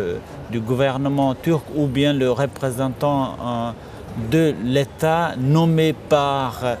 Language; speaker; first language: French; non-native, fluent; Kurdish